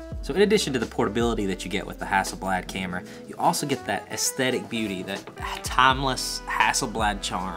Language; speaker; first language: English; native; English